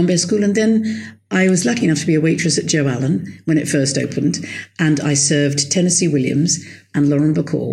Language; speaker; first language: English; native; English